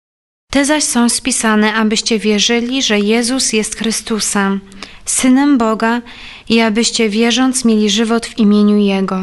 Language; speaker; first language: Polish; native; Polish